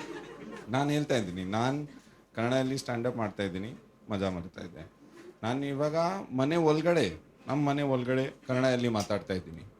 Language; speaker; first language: Kannada; non-native, learner; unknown